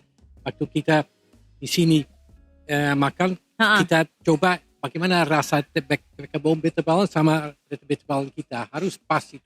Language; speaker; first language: Indonesian; non-native, fluent; Dutch